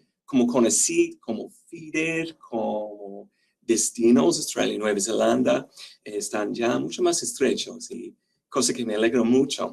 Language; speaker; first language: Spanish; non-native, fluent; English